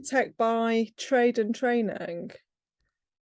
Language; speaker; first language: English; native; English